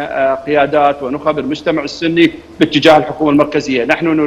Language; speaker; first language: Arabic; native; Arabic